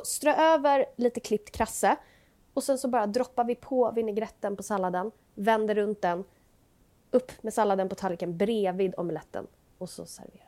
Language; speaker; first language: Swedish; native; Swedish